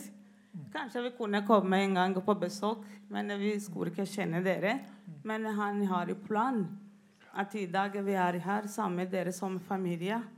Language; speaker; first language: Norwegian; non-native, learner; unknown